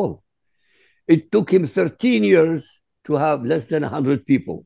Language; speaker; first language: English; non-native, fluent; Arabic